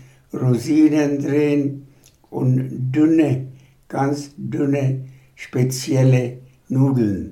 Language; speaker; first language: German; non-native, fluent; Bangla